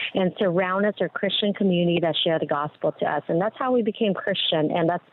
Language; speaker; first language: English; early bilingual, other home language; Vietnamese